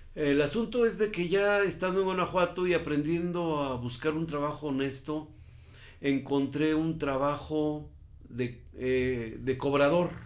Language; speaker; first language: Spanish; native; Spanish